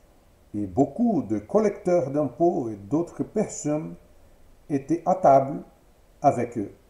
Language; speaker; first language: French; non-native, fluent; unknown